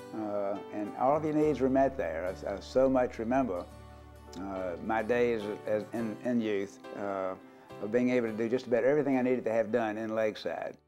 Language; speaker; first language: English; native; English